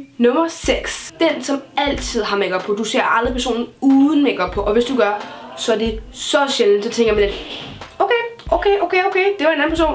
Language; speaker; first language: Danish; native; Danish